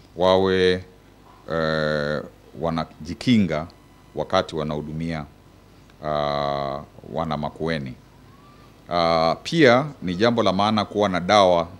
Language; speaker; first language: Swahili; non-native, local second language; Kamba